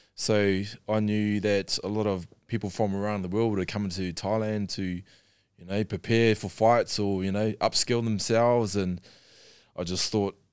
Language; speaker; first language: English; native; English